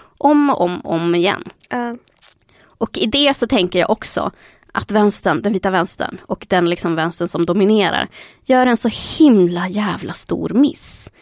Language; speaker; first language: Swedish; early bilingual, other home language; Spanish